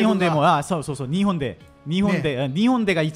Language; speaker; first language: Japanese; non-native, learner; Korean